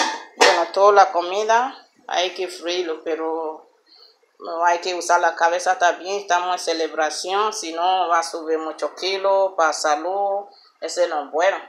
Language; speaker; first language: Spanish; non-native, learner; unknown